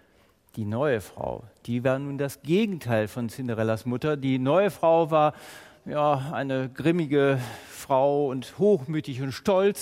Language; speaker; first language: German; native; German